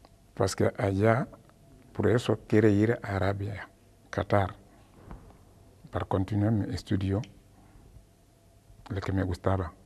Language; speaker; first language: Spanish; non-native, learner; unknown